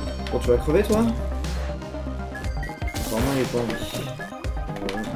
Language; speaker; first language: French; native; French